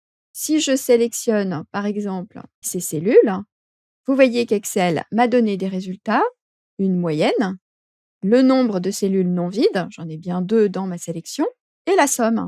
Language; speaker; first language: French; native; French